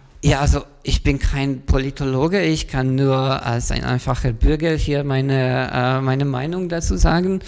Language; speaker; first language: German; non-native, fluent; Hungarian